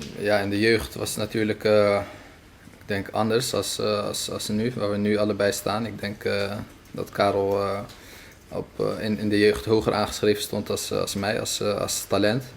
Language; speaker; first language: Dutch; early bilingual, other home language; Arabic